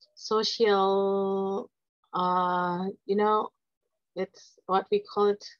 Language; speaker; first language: English; non-native, fluent; Indonesian